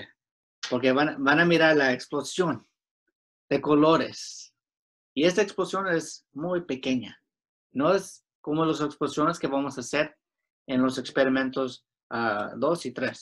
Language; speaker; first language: Spanish; early bilingual, heritage; Spanish